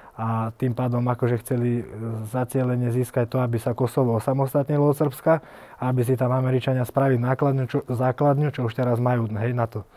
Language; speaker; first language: Slovak; early bilingual, heritage; Slovak